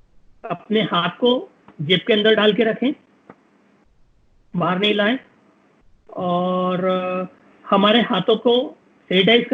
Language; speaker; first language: Hindi; native; Hindi